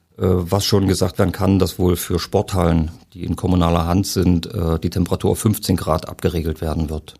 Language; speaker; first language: German; native; German